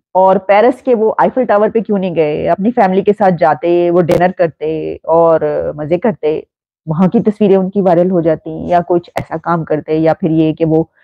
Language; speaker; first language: Hindi; native; Hindi